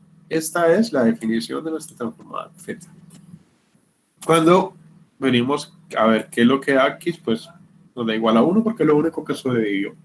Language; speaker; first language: Spanish; native; Spanish